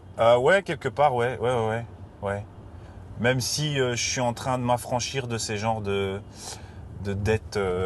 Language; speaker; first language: French; native; French